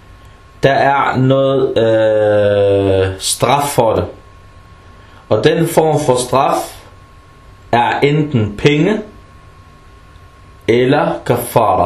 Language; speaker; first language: Danish; non-native, fluent; Arabic